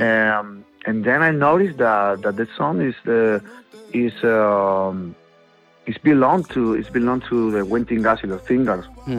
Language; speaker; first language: English; non-native, learner; Spanish